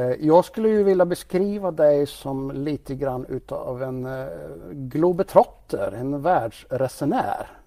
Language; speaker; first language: Swedish; native; Swedish